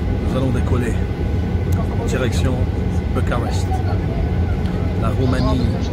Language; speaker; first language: French; non-native, local second language; Arabic